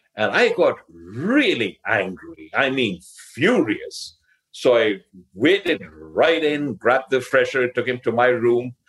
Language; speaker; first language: English; non-native, local second language; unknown